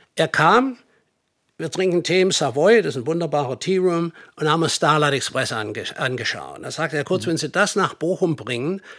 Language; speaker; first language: German; native; German